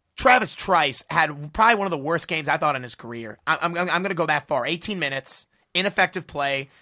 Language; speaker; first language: English; native; English